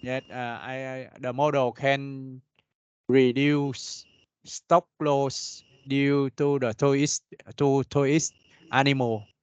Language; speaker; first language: English; non-native, learner; Vietnamese